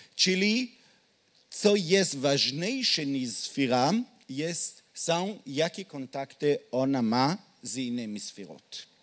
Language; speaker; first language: Polish; non-native, learner; Hebrew